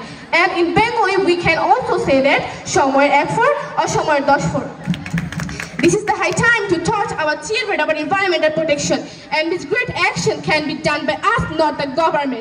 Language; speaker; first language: English; non-native, learner; Bangla